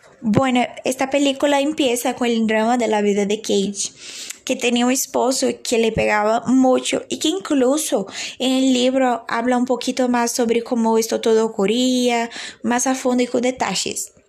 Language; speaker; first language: Spanish; non-native, learner; Portuguese